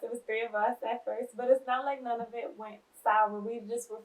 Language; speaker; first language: English; native; English